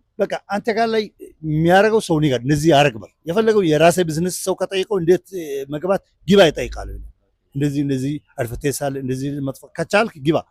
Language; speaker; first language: Amharic; non-native, local second language; Somali